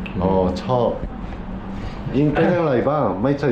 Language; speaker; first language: Thai; non-native, learner; Korean